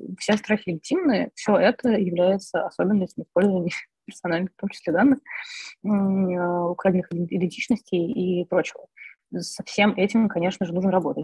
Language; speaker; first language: Russian; native; Russian